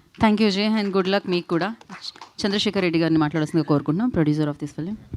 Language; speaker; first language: Telugu; native; Telugu